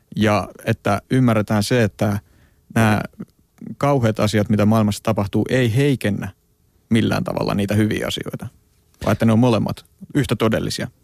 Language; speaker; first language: Finnish; native; Finnish